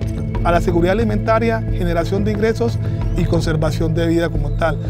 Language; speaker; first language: Spanish; native; Spanish